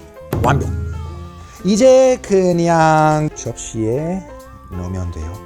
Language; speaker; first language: Korean; non-native, learner; Italian